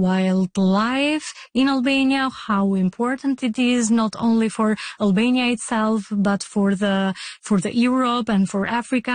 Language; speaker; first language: English; non-native, fluent; Albanian